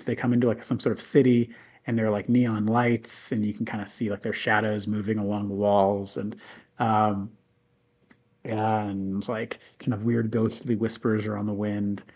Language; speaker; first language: English; native; English